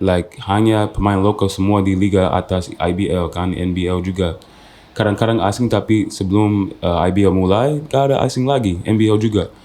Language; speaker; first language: Indonesian; non-native, fluent; English